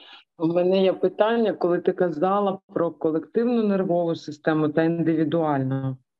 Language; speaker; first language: Ukrainian; non-native, local second language; Russian